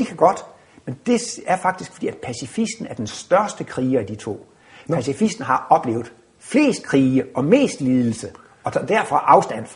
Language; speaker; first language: Danish; native; Danish